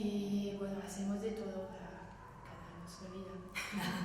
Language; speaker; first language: Spanish; non-native, learner; French